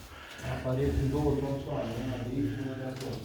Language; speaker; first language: Romanian; native; Romanian